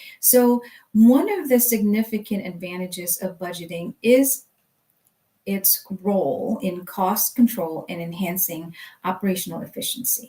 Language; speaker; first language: English; native; English